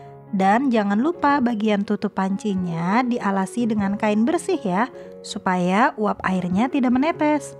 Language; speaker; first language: Indonesian; native; Indonesian